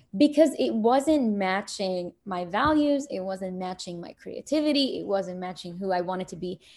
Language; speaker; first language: English; early bilingual, other home language; Arabic